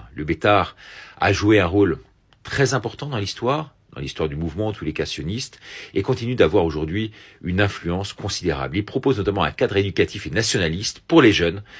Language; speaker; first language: French; native; French